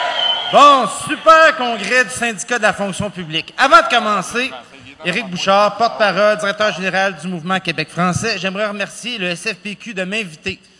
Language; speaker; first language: French; native; French